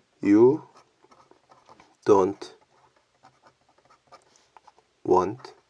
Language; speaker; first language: English; non-native, learner; Korean